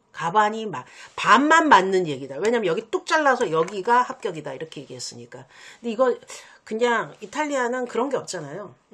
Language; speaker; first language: Korean; native; Korean